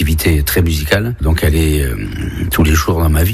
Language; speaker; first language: French; early bilingual, other home language; Spanish